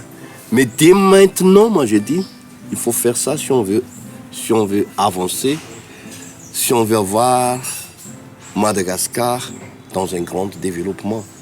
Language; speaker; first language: French; non-native, local second language; Malagasy